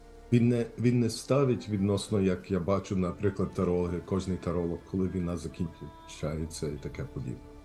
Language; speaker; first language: Ukrainian; early bilingual, heritage; Ukrainian